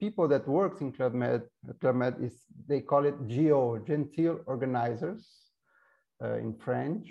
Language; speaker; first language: English; non-native, fluent; Portuguese